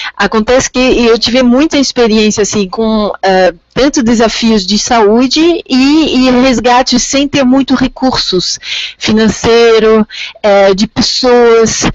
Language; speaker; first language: Portuguese; non-native, fluent; French